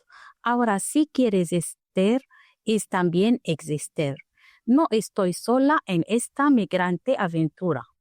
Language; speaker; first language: Spanish; non-native, learner; Arabic